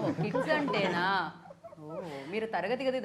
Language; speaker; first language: Telugu; native; Telugu